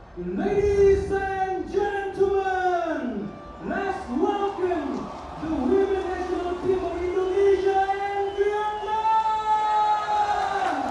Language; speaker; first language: English; non-native, fluent; Vietnamese